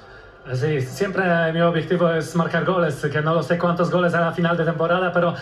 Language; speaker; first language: Spanish; non-native, learner; Polish